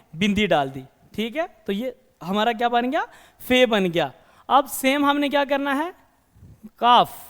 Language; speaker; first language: Hindi; non-native, local second language; Kashmiri